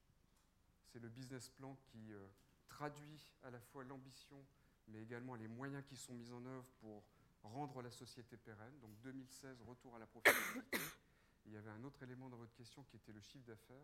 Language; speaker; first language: French; native; French